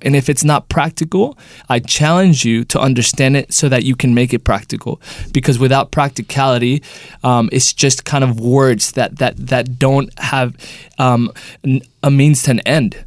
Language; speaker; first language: English; early bilingual, other home language; Spanish